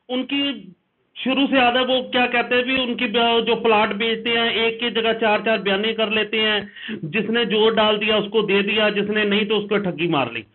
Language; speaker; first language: Hindi; non-native, local second language; Punjabi